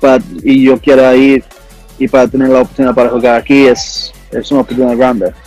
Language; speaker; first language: Spanish; early bilingual, heritage; English